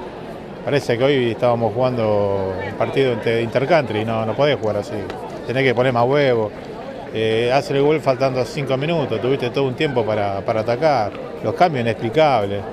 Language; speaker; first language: Spanish; native; Spanish